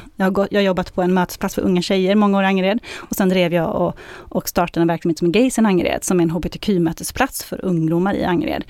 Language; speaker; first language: Swedish; early bilingual, other home language; Arabic